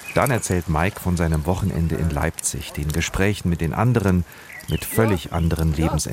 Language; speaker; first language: German; native; German